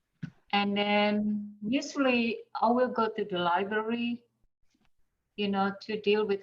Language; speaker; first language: English; non-native, fluent; Indonesian